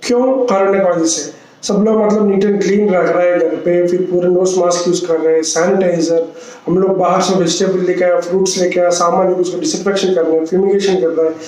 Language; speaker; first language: Hindi; non-native, local second language; Telugu